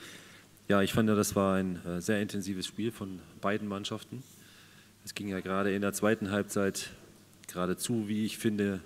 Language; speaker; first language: German; native; German